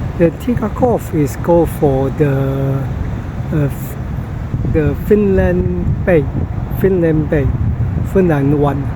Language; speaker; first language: English; non-native, learner; Chinese